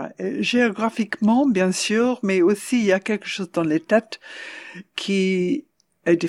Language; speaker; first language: French; non-native, fluent; English